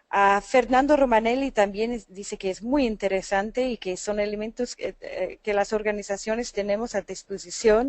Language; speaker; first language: Spanish; non-native, fluent; English